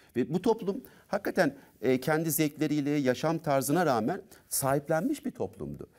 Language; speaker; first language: Turkish; native; Turkish